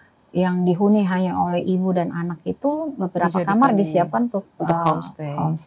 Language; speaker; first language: Indonesian; native; Indonesian